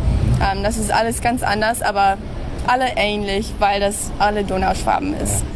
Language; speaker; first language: German; early bilingual, heritage; English